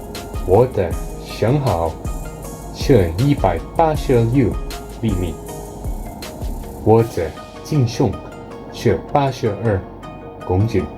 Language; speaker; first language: Chinese; non-native, learner; Indonesian